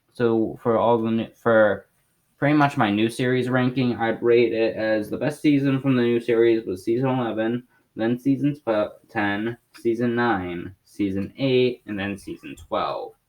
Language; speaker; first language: English; native; English